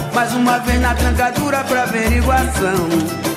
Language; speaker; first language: Portuguese; native; Portuguese